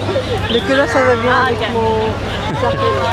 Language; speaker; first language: French; non-native, learner; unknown